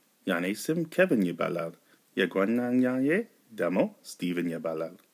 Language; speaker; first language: Amharic; non-native, learner; English